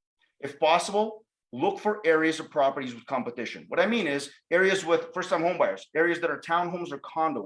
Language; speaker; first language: English; native; English